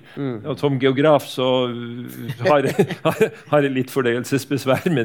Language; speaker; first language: Norwegian; native; Norwegian